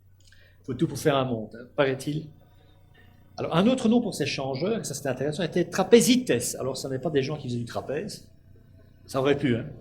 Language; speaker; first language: French; native; French